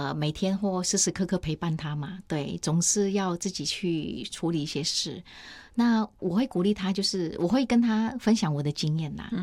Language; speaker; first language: Chinese; non-native, fluent; Vietnamese